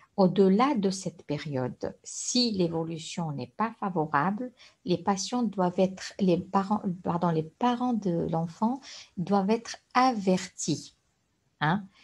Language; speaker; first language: French; non-native, local second language; Arabic